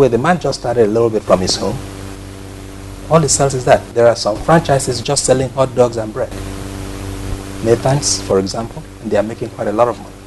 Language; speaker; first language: English; non-native, local second language; Ibibio